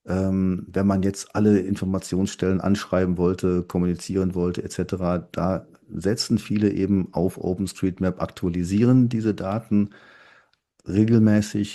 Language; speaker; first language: German; native; German